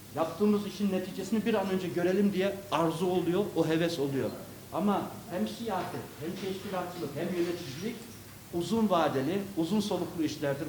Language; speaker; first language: Turkish; early bilingual, other home language; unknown